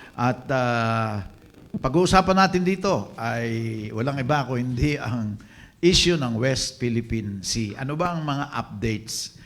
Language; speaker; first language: Filipino; native; Filipino